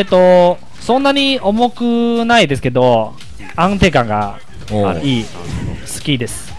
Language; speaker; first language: Japanese; non-native, learner; Chinese